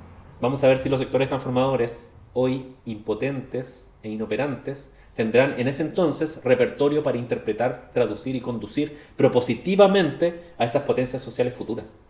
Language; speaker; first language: Spanish; native; Spanish